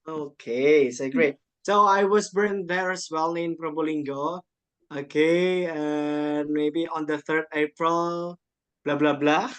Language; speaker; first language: English; non-native, fluent; Indonesian